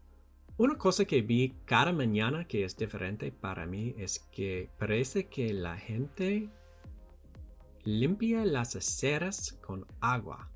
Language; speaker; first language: Spanish; non-native, learner; English